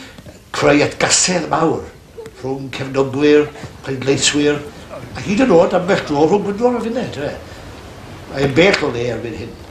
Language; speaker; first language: Welsh; native; Welsh